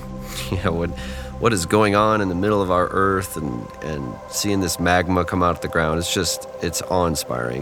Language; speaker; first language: English; native; English